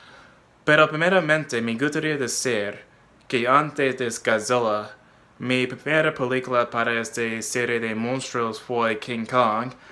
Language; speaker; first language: Spanish; non-native, fluent; English